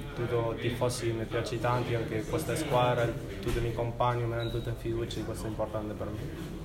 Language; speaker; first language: Italian; non-native, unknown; Spanish